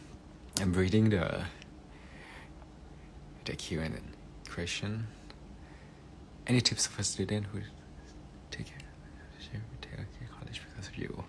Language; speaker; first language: English; non-native, learner; Thai